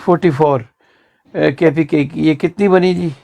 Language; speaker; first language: Urdu; native; Urdu